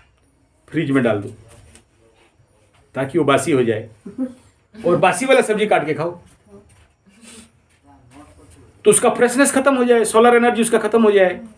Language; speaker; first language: Hindi; non-native, local second language; Odia